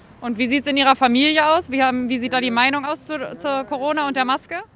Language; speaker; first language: German; native; German